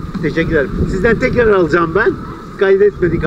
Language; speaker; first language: Turkish; native; Turkish